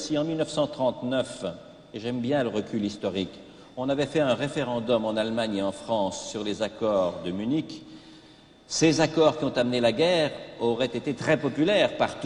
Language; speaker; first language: French; native; French